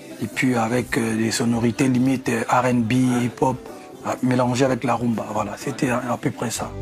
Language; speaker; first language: French; non-native, local second language; Lingala